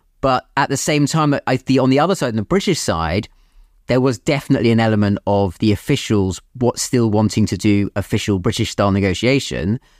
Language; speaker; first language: English; native; English